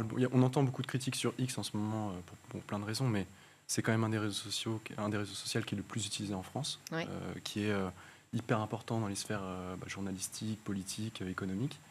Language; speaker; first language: French; native; French